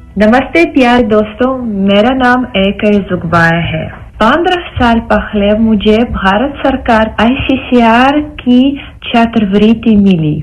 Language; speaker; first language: Hindi; non-native, fluent; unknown